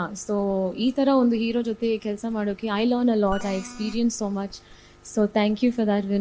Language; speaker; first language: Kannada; non-native, learner; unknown